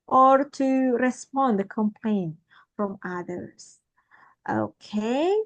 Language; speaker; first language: English; non-native, fluent; Indonesian